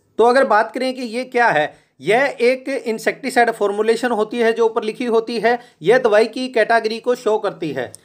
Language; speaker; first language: Hindi; native; Hindi